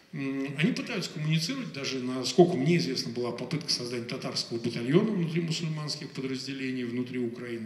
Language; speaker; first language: Russian; native; Russian